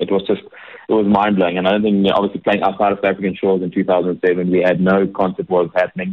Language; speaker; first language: English; native; English